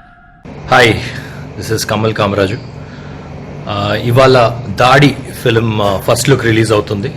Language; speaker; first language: Telugu; native; Telugu